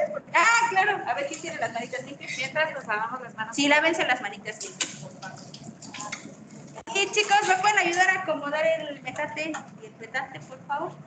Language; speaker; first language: Spanish; native; Spanish